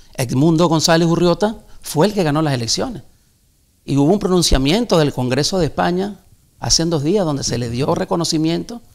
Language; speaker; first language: Spanish; native; Spanish